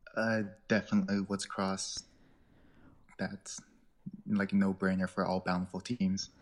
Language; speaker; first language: English; native; English